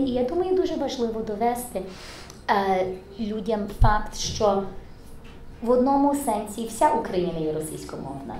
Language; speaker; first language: Ukrainian; early bilingual, heritage; English